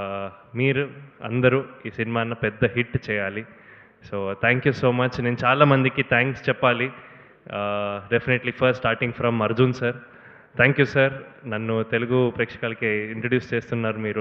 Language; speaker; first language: Telugu; non-native, learner; Kannada